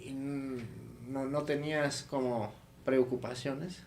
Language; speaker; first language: Spanish; non-native, fluent; German